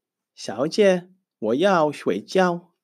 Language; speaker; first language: Chinese; non-native, fluent; Hebrew